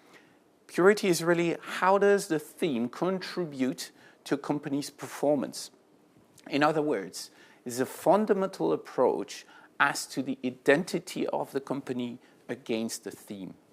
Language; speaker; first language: English; non-native, fluent; French